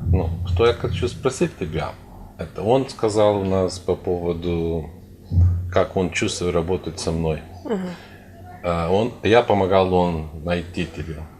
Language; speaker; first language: Russian; non-native, learner; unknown